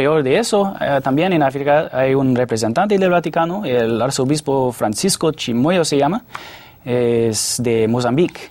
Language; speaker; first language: Spanish; non-native, fluent; English